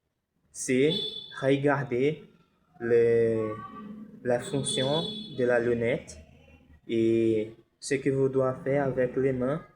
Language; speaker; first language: French; non-native, learner; Portuguese